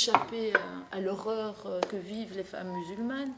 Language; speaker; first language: French; native; French